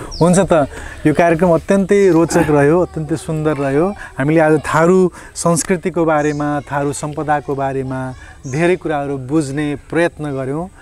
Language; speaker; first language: Nepali; native; Nepali